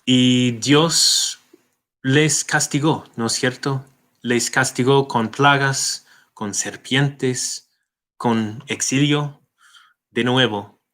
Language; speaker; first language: Spanish; non-native, fluent; English